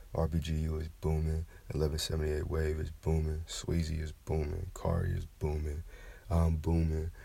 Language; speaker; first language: English; native; English